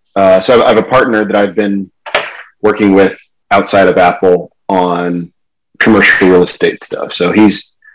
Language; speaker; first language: English; native; English